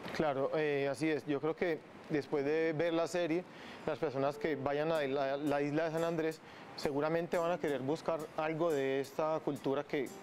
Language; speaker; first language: Spanish; non-native, local second language; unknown